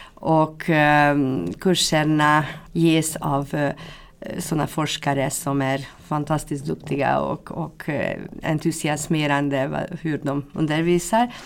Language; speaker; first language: Swedish; non-native, fluent; Hungarian